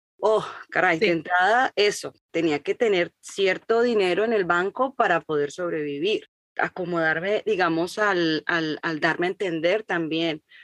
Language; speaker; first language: Spanish; native; Spanish